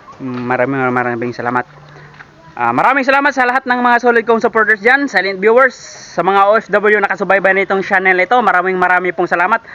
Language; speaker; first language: Filipino; non-native, local second language; Cebuano